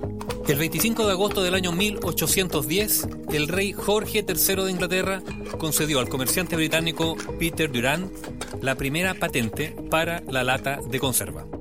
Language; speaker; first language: Spanish; native; Spanish